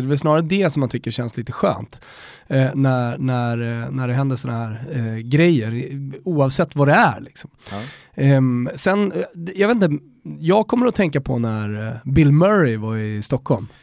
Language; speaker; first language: Swedish; native; Swedish